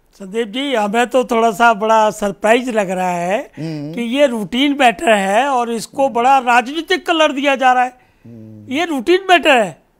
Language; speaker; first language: Hindi; native; Hindi